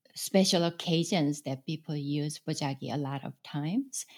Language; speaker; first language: English; non-native, fluent; Korean